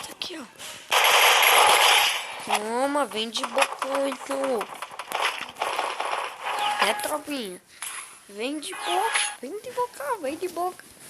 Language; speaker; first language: Portuguese; native; Portuguese